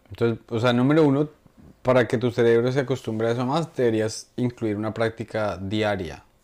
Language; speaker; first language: Spanish; native; Spanish